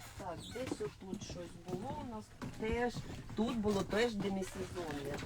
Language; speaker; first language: Ukrainian; non-native, local second language; Russian